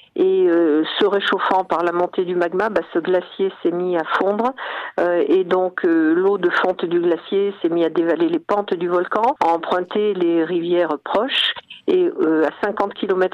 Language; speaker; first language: French; native; French